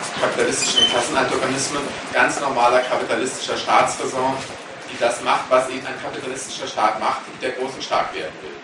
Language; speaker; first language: German; native; German